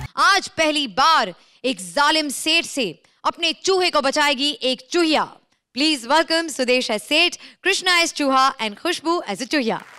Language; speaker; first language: Hindi; native; Hindi